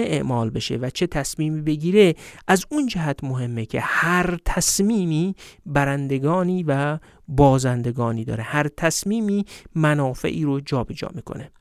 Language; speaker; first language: Persian; native; Persian